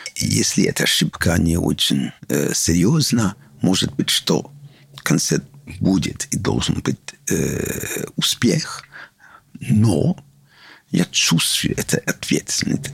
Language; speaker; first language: Russian; non-native, learner; English